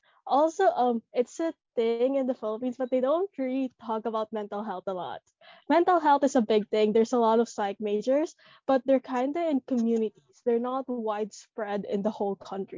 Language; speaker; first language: English; non-native, local second language; Filipino